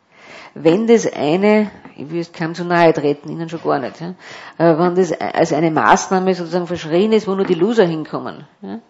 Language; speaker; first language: German; native; German